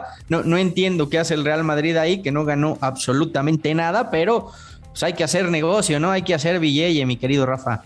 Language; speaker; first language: Spanish; native; Spanish